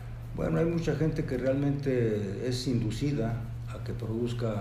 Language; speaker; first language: Spanish; native; Spanish